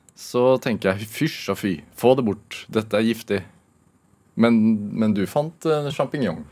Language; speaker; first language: Norwegian; native; Norwegian